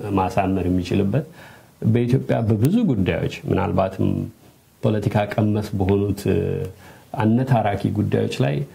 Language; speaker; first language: Amharic; native; Amharic